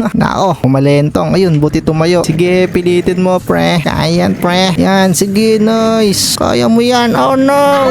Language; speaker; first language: Filipino; native; Filipino